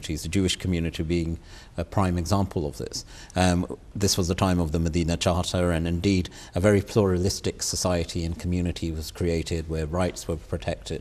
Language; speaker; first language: English; native; English